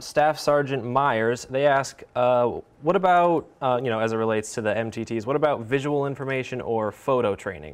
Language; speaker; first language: English; native; English